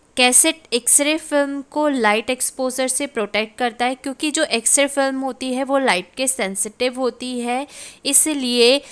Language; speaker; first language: Hindi; native; Hindi